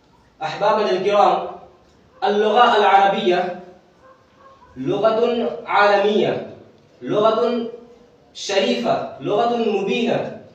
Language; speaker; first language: Arabic; non-native, fluent; Urdu